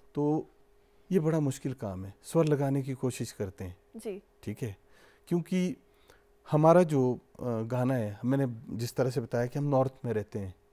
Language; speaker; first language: Hindi; native; Hindi